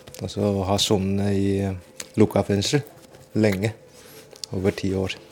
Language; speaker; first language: Norwegian; non-native, fluent; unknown